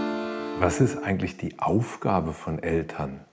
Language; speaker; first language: German; native; German